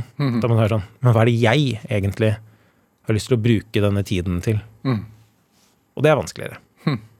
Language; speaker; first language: Norwegian; native; Norwegian